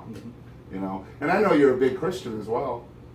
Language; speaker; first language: English; native; English